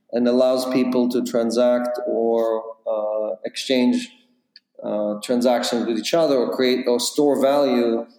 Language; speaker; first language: English; non-native, fluent; Russian